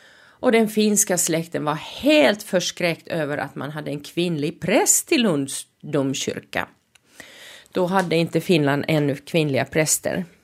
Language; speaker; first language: Swedish; non-native, local second language; Finnish